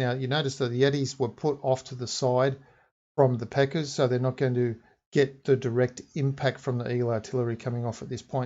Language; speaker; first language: English; native; English